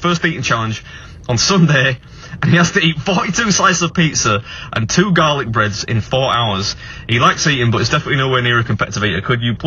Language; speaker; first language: English; native; English